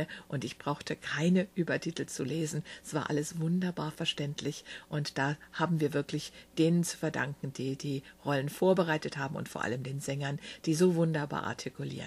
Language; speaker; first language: German; native; German